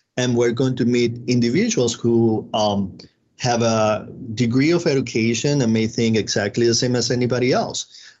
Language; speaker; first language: English; non-native, fluent; Spanish